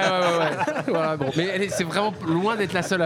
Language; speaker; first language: French; native; French